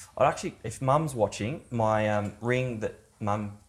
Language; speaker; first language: English; native; English